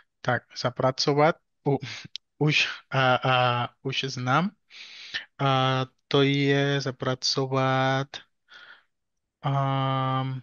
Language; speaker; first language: Czech; non-native, learner; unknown